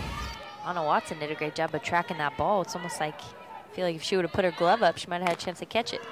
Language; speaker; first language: English; native; English